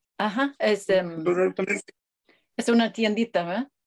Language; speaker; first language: Spanish; non-native, fluent; English